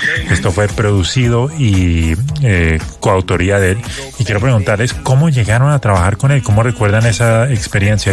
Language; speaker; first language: Spanish; native; Spanish